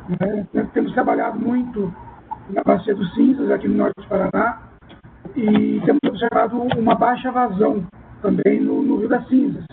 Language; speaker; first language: Portuguese; native; Portuguese